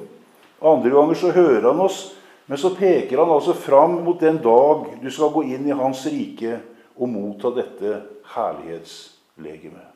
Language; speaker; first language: Norwegian; native; Norwegian